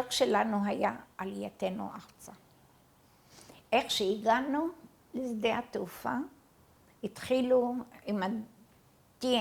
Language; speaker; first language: Hebrew; early bilingual, other home language; Arabic